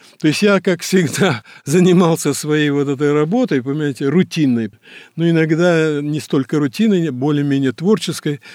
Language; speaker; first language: Russian; native; Russian